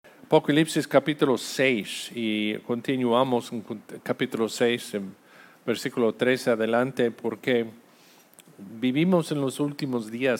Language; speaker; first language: Spanish; non-native, fluent; English